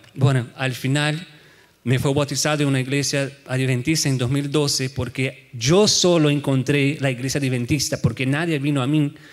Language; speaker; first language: Spanish; non-native, fluent; Portuguese